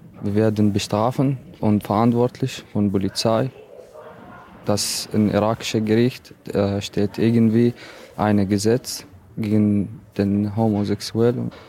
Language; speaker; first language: German; non-native, learner; Arabic